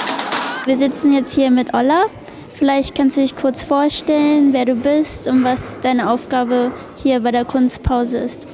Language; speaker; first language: German; native; German